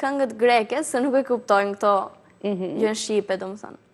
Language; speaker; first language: Albanian; early bilingual, heritage; Albanian